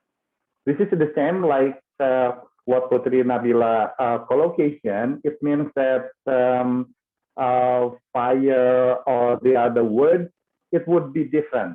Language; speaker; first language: English; non-native, fluent; Indonesian